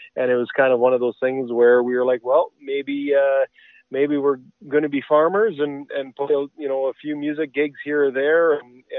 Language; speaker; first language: English; native; English